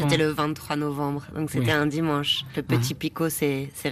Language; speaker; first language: French; native; French